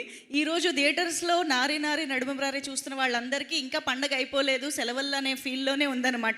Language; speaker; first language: Telugu; native; Telugu